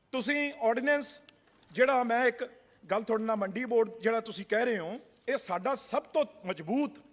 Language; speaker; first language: Hindi; non-native, local second language; Punjabi